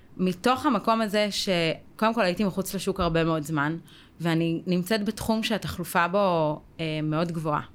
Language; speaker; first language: Hebrew; native; Hebrew